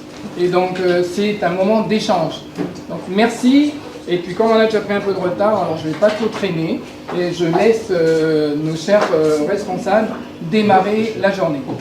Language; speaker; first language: French; native; French